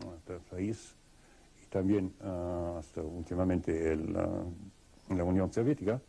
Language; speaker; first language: Spanish; non-native, fluent; Russian